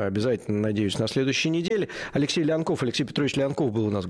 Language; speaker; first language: Russian; native; Russian